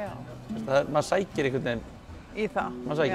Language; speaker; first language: Icelandic; native; Icelandic